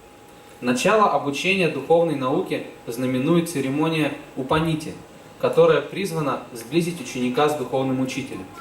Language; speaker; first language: Russian; native; Russian